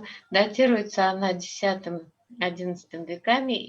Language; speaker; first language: Russian; native; Russian